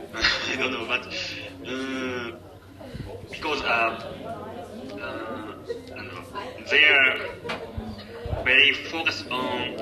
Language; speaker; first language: English; non-native, learner; Japanese